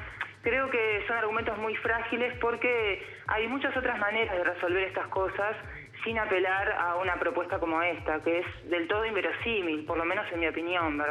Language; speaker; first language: Spanish; native; Spanish